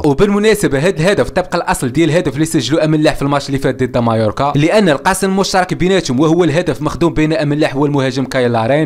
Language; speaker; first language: Arabic; native; Arabic